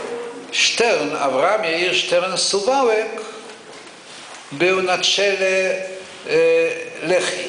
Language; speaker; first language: Polish; non-native, local second language; Yiddish